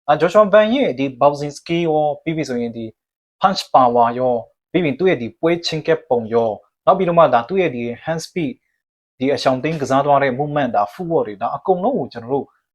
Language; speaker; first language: Burmese; native; Burmese